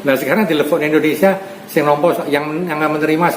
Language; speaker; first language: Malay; non-native, local second language; Javanese